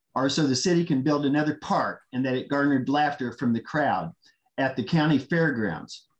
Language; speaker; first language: English; native; English